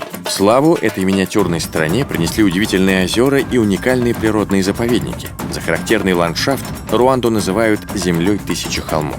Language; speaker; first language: Russian; native; Russian